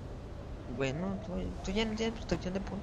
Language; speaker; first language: Spanish; native; Spanish